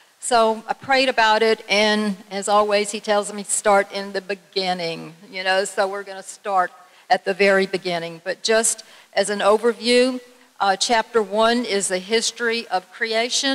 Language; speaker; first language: English; native; English